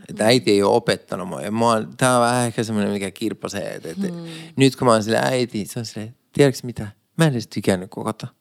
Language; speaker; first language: Finnish; early bilingual, other home language; Persian